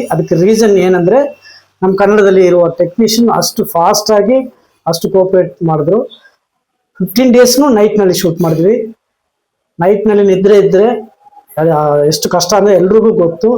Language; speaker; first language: Kannada; non-native, local second language; Tamil